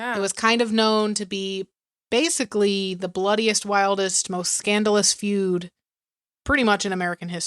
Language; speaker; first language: English; native; English